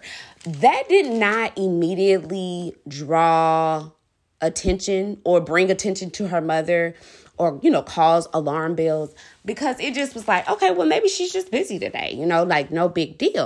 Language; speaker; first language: English; native; English